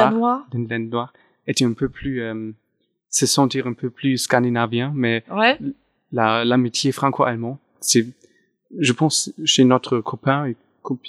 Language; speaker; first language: French; non-native, fluent; German